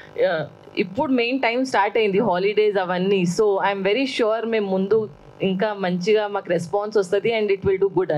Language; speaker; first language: Telugu; non-native, fluent; Hindi